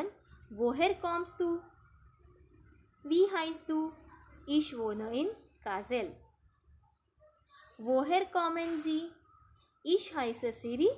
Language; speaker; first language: German; non-native, fluent; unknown